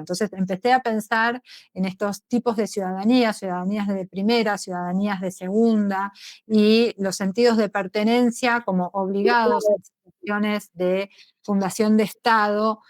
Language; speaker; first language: Spanish; native; Spanish